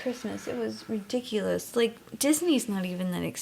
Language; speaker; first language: English; native; English